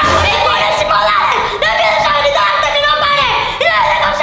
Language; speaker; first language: Spanish; native; Spanish